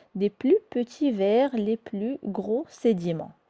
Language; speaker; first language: French; non-native, local second language; Arabic